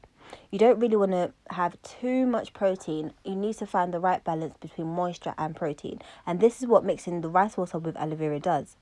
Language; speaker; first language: English; native; English